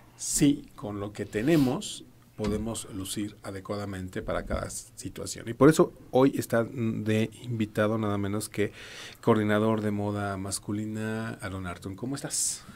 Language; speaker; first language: Spanish; native; Spanish